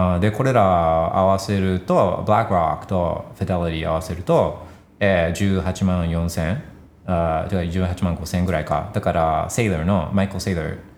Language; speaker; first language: Japanese; early bilingual, heritage; Japanese